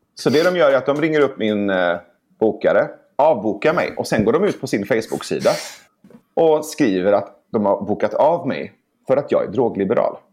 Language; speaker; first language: Swedish; early bilingual, other home language; Persian